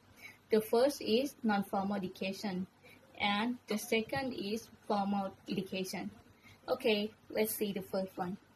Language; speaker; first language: English; non-native, learner; Thai